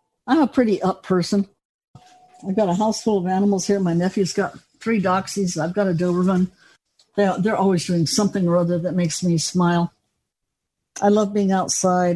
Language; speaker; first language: English; native; English